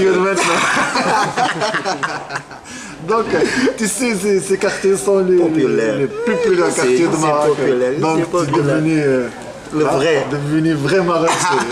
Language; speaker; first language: French; non-native, local second language; Arabic